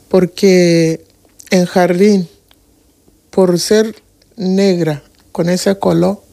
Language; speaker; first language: Spanish; non-native, learner; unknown